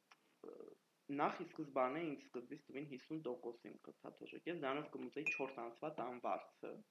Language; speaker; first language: Armenian; native; Armenian